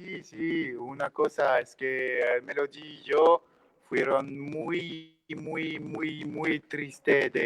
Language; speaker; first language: Spanish; non-native, learner; French